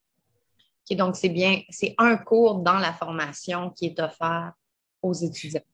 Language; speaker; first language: French; native; French